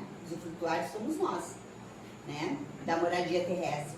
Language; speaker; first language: Portuguese; native; Portuguese